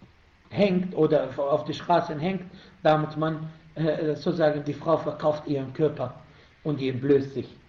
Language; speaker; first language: German; non-native, fluent; Arabic